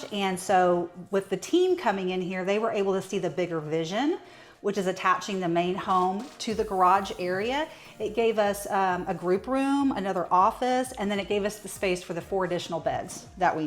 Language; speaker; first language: English; native; English